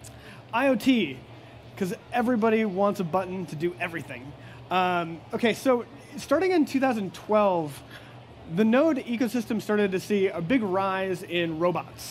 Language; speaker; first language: English; native; English